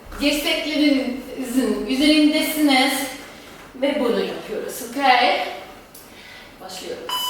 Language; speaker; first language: Turkish; non-native, fluent; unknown